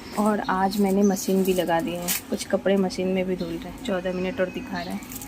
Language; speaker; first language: Hindi; native; Hindi